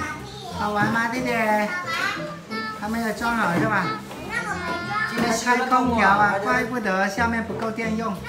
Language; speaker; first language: Chinese; non-native, local second language; Cantonese